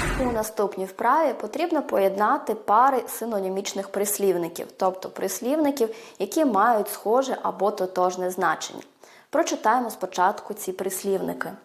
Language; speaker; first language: Ukrainian; early bilingual, heritage; Ukrainian